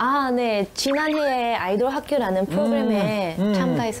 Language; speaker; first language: Korean; non-native, fluent; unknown